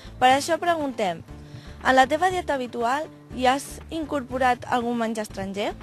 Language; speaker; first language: Catalan; native; Catalan